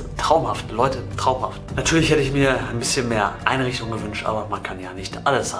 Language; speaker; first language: German; native; German